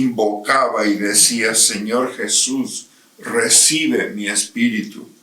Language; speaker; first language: Spanish; native; Spanish